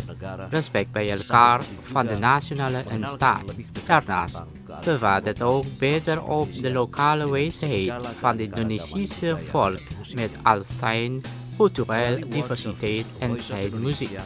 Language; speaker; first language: Dutch; non-native, learner; Indonesian